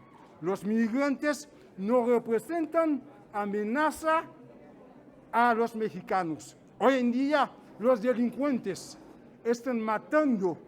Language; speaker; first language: Spanish; non-native, fluent; Haitian Creole